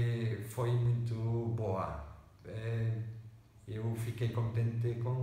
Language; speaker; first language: Portuguese; non-native, fluent; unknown